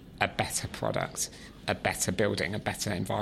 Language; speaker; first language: English; native; English